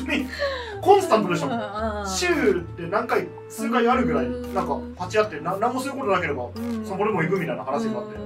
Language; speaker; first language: Japanese; native; Japanese